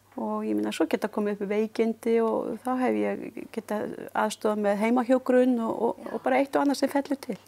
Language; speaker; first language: Icelandic; native; Icelandic